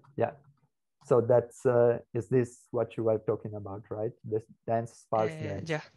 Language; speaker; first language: English; non-native, fluent; Italian